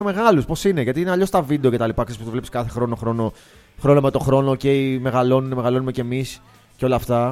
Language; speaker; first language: Greek; native; Greek